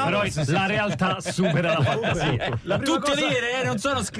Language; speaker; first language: Italian; native; Italian